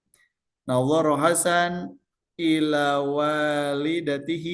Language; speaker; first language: Arabic; non-native, fluent; Indonesian